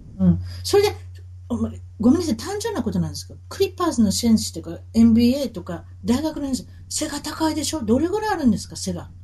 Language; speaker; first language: Japanese; native; Japanese